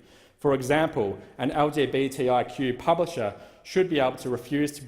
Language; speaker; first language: English; native; English